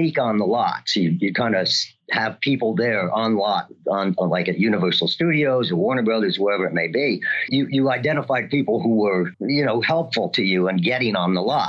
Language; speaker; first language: English; native; English